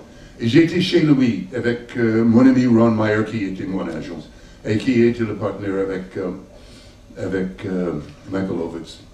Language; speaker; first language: French; non-native, learner; English